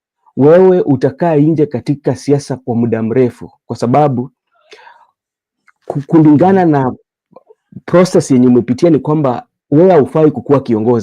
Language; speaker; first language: Swahili; non-native, local second language; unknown